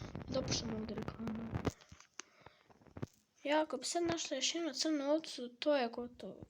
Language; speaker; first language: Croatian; early bilingual, heritage; Croatian